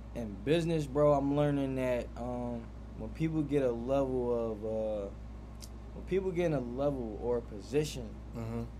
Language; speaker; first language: English; native; English